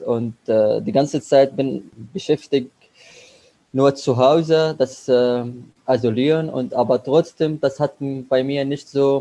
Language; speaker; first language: German; non-native, learner; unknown